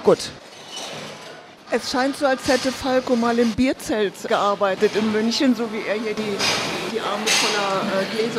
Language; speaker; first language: German; native; German